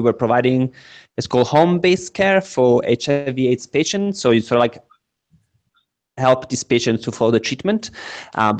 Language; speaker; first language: English; non-native, fluent; Italian